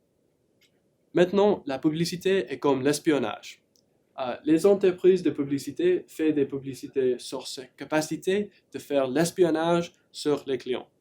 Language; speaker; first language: French; non-native, learner; English